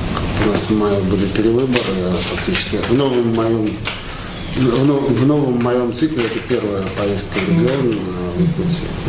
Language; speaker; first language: Russian; native; Russian